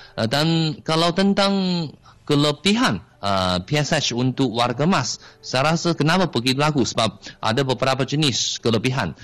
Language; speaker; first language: Malay; non-native, fluent; Chinese